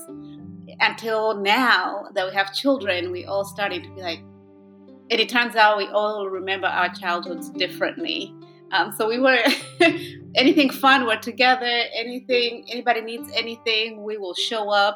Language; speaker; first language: English; non-native, local second language; Kinyarwanda